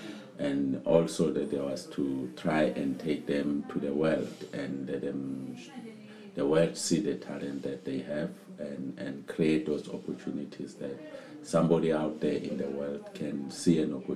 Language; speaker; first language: English; non-native, local second language; Zulu